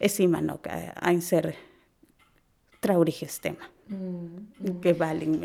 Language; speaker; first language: German; non-native, learner; Spanish